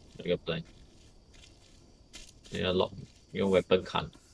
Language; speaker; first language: English; non-native, local second language; Chinese